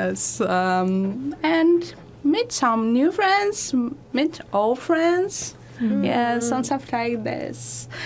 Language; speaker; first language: English; non-native, learner; Russian